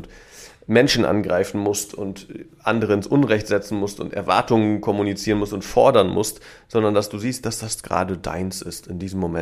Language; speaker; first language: German; native; German